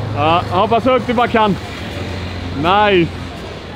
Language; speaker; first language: Swedish; native; Swedish